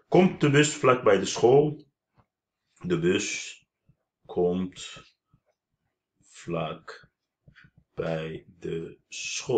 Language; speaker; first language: Dutch; non-native, fluent; Turkish